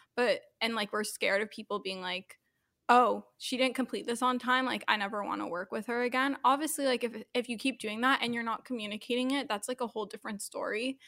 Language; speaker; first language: English; native; English